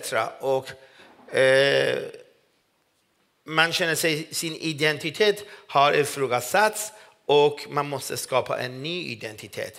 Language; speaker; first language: Swedish; non-native, fluent; Persian